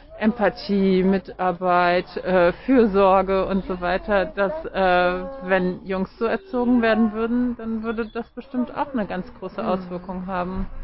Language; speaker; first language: German; native; German